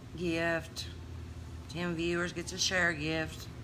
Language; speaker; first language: English; native; English